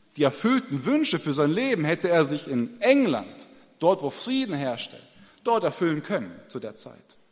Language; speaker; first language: German; native; German